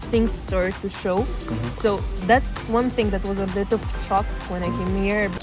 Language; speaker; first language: English; non-native, fluent; Arabic